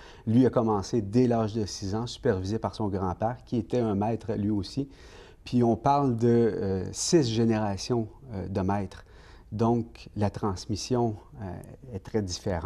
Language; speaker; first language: French; native; French